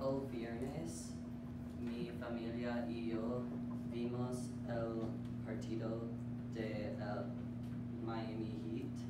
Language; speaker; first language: Spanish; non-native, learner; English